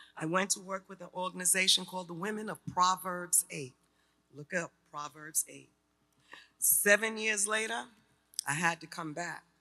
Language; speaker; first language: English; native; English